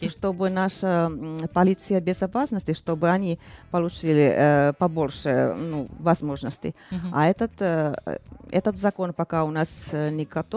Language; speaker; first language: Russian; non-native, fluent; Finnish